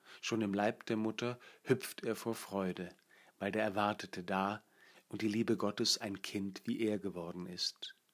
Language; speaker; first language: German; native; German